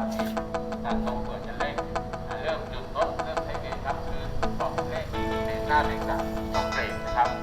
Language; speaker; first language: Thai; native; Thai